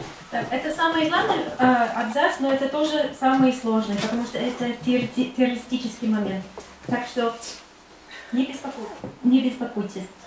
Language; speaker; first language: Russian; non-native, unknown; English